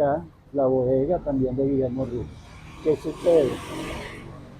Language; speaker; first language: Spanish; native; Spanish